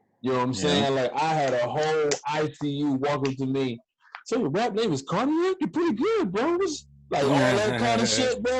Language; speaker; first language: English; native; English